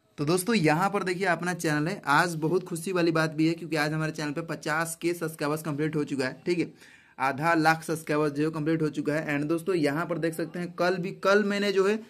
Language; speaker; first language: Hindi; native; Hindi